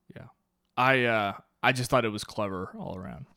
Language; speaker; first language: English; native; English